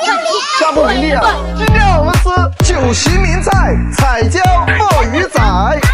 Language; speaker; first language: Chinese; native; Chinese